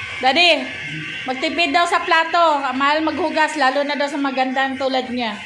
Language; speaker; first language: Filipino; native; Filipino